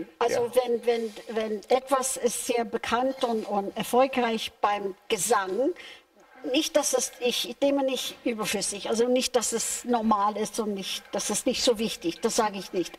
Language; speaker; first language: German; non-native, fluent; English